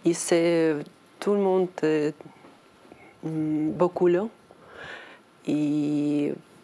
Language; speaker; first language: French; non-native, learner; Ukrainian